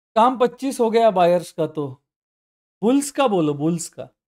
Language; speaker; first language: Hindi; non-native, local second language; Marathi